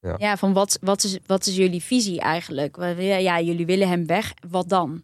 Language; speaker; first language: Dutch; early bilingual, other home language; Turkish